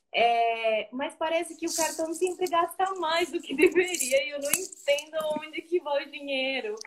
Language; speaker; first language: Portuguese; non-native, fluent; Spanish